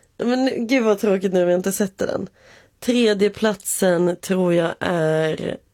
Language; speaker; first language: Swedish; native; Swedish